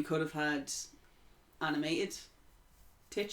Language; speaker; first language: English; native; English